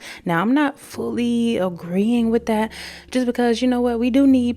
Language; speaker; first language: English; native; English